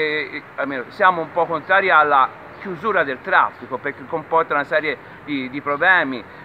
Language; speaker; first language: Italian; native; Italian